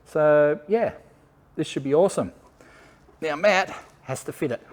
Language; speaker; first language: English; native; English